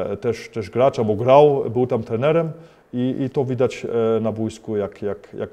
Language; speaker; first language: Polish; early bilingual, heritage; Polish